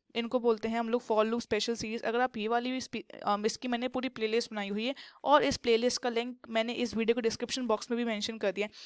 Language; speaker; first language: Hindi; native; Hindi